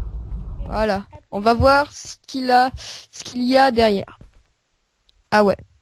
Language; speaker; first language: French; native; French